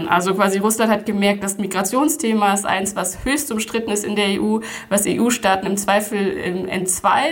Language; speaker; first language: German; native; German